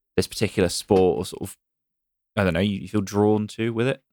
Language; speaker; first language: English; native; English